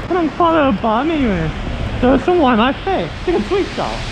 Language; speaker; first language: Chinese; non-native, fluent; English